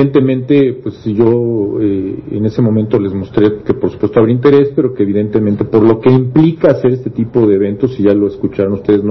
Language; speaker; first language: Spanish; native; Spanish